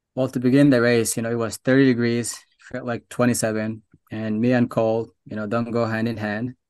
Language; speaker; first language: English; non-native, local second language; Arabic